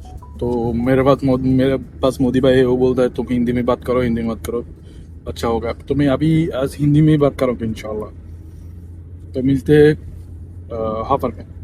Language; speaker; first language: Hindi; non-native, learner; Bangla